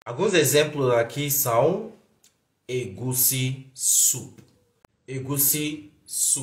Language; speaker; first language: Portuguese; non-native, fluent; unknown